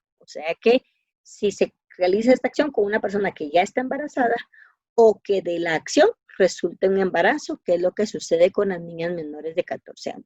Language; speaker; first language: Spanish; native; Spanish